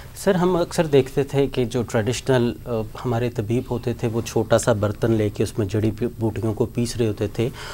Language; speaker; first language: Urdu; native; Urdu